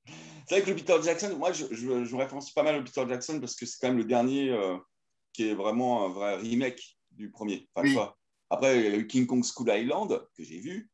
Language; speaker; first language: French; native; French